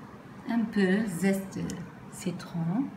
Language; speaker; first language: French; non-native, fluent; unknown